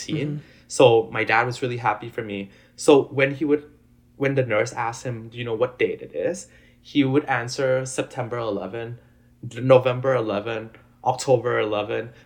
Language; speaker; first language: English; non-native, fluent; Thai